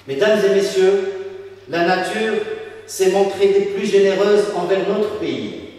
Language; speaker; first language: French; non-native, local second language; Arabic